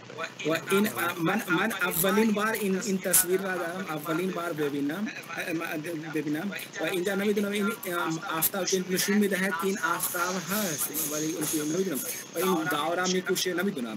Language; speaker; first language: Persian; non-native, learner; Hindi